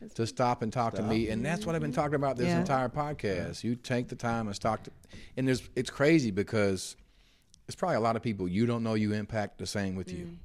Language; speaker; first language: English; native; English